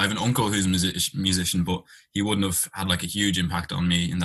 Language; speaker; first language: English; native; English